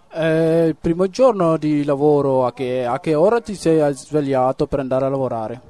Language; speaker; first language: Italian; non-native, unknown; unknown